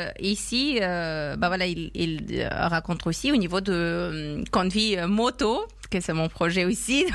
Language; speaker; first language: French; non-native, fluent; Persian